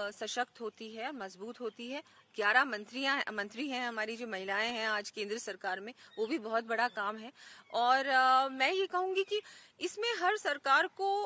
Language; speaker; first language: Hindi; native; Hindi